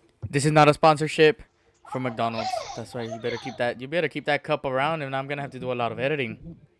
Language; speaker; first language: English; early bilingual, other home language; Spanish